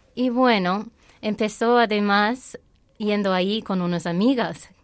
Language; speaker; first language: Spanish; non-native, fluent; English